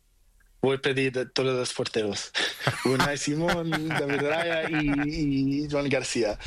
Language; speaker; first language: Spanish; non-native, learner; Portuguese